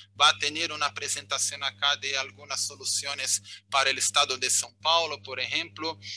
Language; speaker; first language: Spanish; non-native, fluent; Portuguese